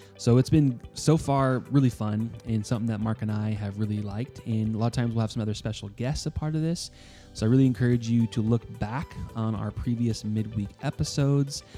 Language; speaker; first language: English; native; English